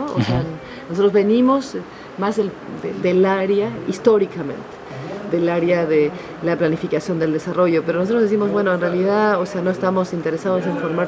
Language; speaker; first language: Spanish; native; Spanish